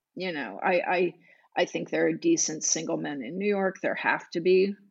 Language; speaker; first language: English; native; English